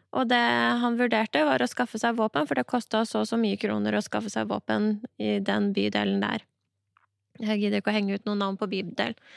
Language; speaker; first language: Norwegian; early bilingual, other home language; Persian